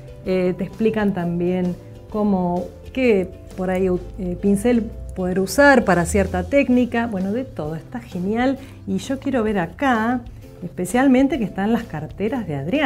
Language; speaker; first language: Spanish; native; Spanish